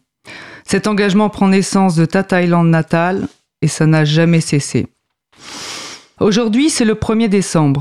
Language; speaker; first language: French; native; French